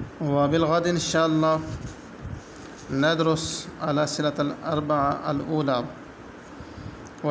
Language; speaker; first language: Arabic; non-native, fluent; Urdu